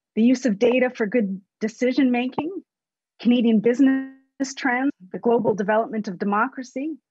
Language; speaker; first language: English; native; English